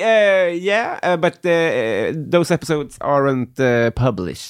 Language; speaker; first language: English; non-native, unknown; Swedish